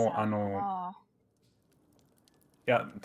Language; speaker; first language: Japanese; non-native, fluent; Danish